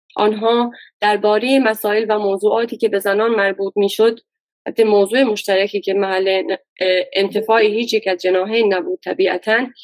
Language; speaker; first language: Persian; non-native, local second language; Baluchi